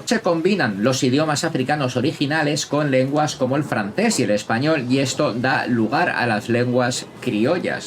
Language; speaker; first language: Spanish; native; Spanish